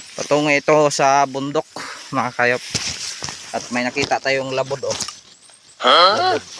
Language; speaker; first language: Filipino; non-native, local second language; Cebuano